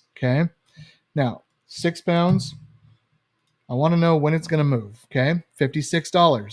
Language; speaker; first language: English; native; English